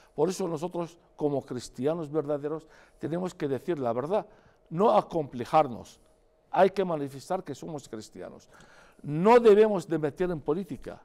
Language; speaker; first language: Spanish; non-native, fluent; Arabic